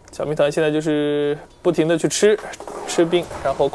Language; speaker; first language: Chinese; native; Chinese